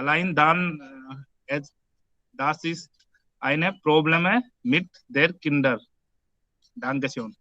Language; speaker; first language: German; non-native, learner; Hindi